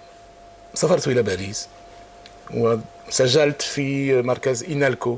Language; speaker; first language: Arabic; non-native, fluent; French